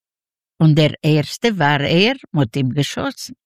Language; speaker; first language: German; non-native, learner; Yiddish